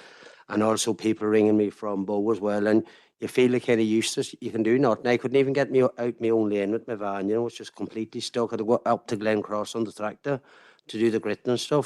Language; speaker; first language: English; native; English